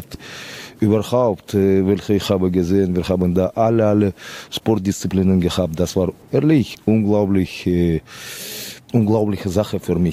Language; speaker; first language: German; non-native, fluent; Russian